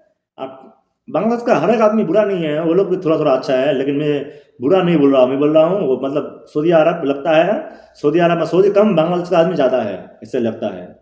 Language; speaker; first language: Hindi; non-native, local second language; Bangla